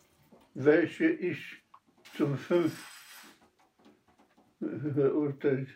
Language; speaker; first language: German; non-native, fluent; Polish